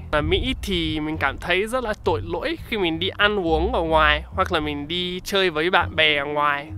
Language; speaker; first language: Vietnamese; non-native, fluent; English